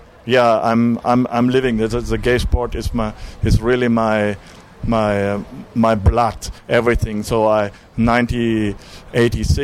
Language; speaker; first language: English; non-native, learner; German